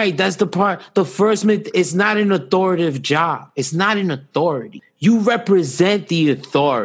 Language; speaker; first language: English; native; English